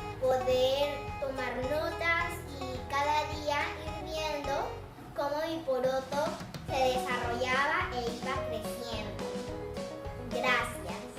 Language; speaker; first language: Spanish; native; Spanish